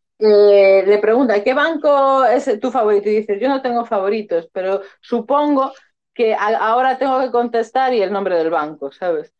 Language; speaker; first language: Spanish; native; Spanish